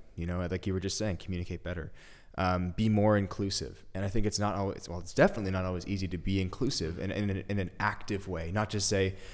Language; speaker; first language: English; native; English